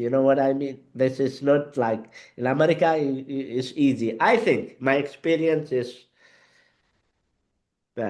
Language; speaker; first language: English; non-native, learner; Arabic